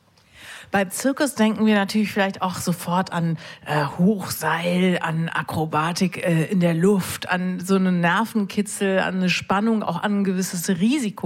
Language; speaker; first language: German; native; German